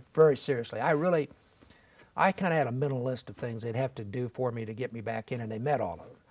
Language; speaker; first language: English; native; English